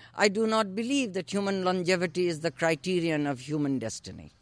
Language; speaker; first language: English; non-native, local second language; Urdu